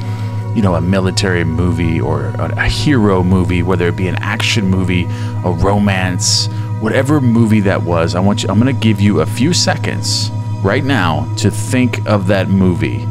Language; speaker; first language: English; native; English